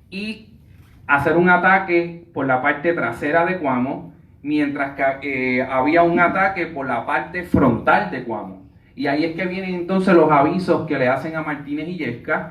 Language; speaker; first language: Spanish; native; Spanish